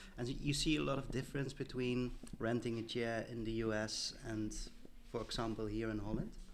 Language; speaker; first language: English; non-native, fluent; Dutch